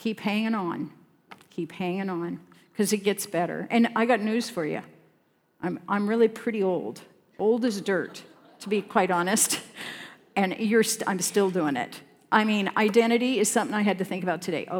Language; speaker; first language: English; native; English